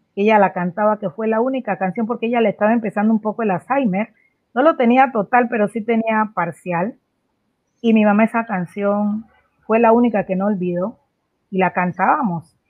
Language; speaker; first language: Spanish; native; Spanish